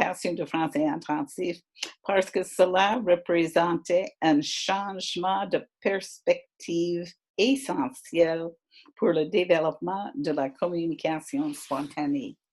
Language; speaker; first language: French; non-native, fluent; English